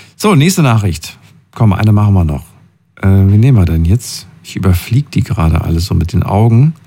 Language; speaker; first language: German; native; German